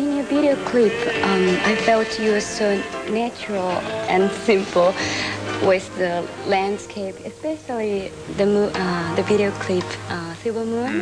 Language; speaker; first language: English; non-native, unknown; Japanese